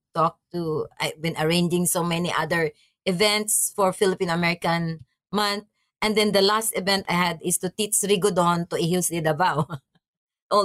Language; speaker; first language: English; non-native, local second language; Maranao